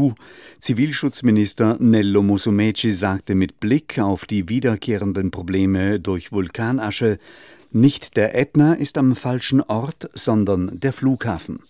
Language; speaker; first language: German; native; German